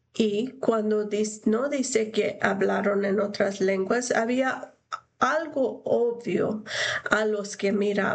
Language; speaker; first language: Spanish; non-native, fluent; English